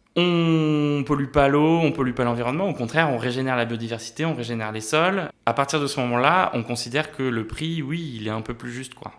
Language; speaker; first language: French; native; French